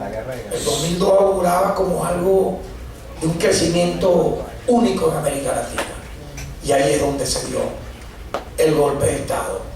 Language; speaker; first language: Spanish; native; Spanish